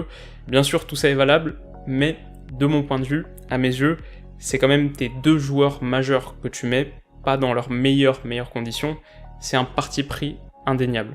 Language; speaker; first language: French; native; French